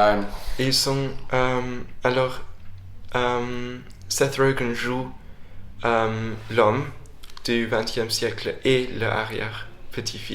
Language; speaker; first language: French; non-native, fluent; English